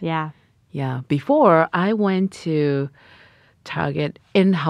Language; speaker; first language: English; non-native, learner; Japanese